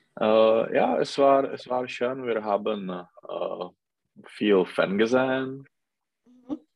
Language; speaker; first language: German; non-native, learner; Czech